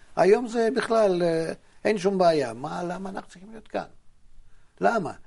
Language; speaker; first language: Hebrew; non-native, fluent; Russian